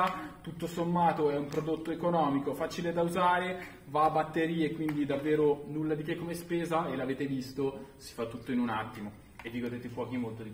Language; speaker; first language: Italian; native; Italian